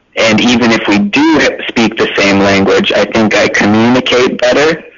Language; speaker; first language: English; native; English